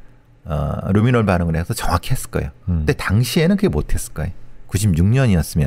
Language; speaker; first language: Korean; native; Korean